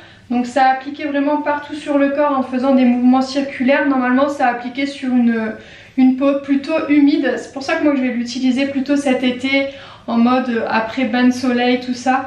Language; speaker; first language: French; native; French